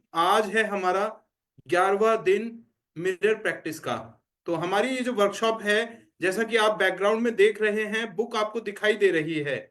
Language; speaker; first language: Hindi; native; Hindi